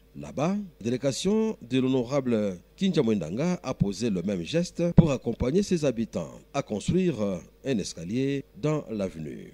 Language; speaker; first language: French; non-native, local second language; Swahili